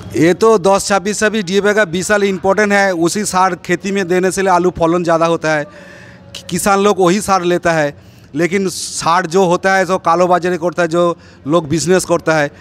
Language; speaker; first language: Hindi; non-native, local second language; Bangla